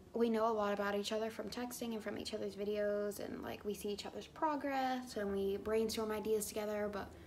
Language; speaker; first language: English; native; English